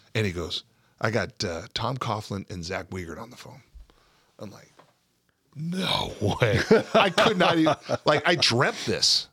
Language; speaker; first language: English; native; English